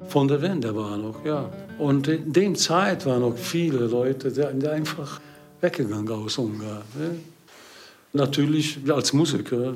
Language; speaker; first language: German; non-native, learner; Hungarian